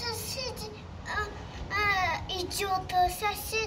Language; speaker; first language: Russian; early bilingual, heritage; Tajik